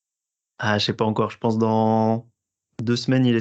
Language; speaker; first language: French; native; French